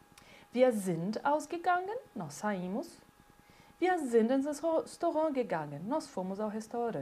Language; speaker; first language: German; non-native, fluent; Portuguese